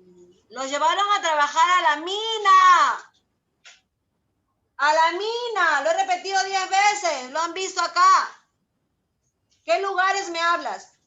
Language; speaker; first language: Spanish; native; Spanish